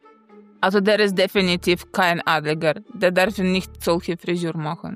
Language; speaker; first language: German; non-native, fluent; Russian